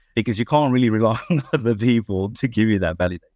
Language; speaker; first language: English; native; English